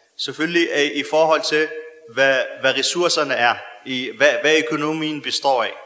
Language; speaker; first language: Danish; early bilingual, other home language; Arabic